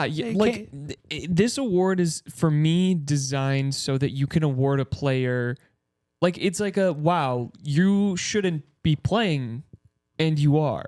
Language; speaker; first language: English; native; English